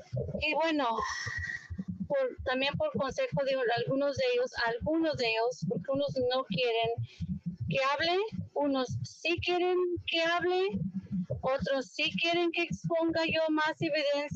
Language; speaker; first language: Spanish; early bilingual, heritage; Spanish